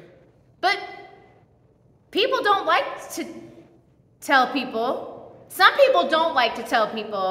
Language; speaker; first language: English; native; English